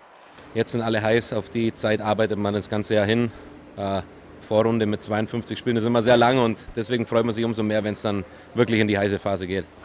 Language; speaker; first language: German; native; German